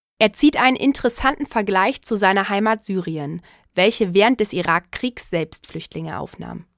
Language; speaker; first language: German; native; German